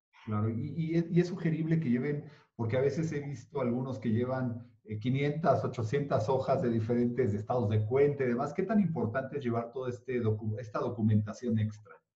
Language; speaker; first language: Spanish; native; Spanish